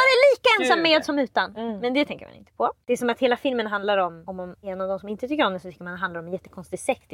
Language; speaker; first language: Swedish; native; Swedish